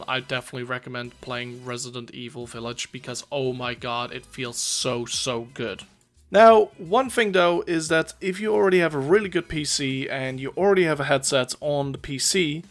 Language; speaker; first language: English; native; English